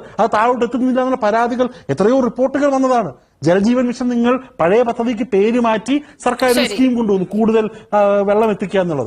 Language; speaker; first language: Malayalam; native; Malayalam